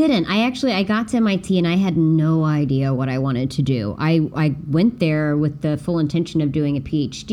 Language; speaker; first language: English; native; English